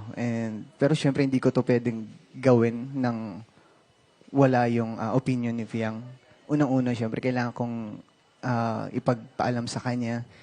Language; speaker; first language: Filipino; native; Filipino